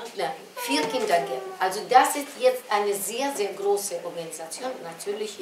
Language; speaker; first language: German; non-native, fluent; Russian